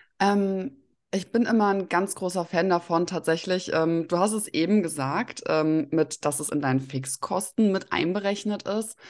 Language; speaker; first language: German; early bilingual, other home language; Russian